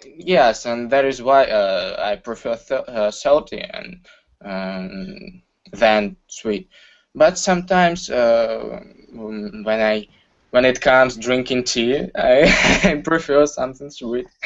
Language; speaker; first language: English; non-native, fluent; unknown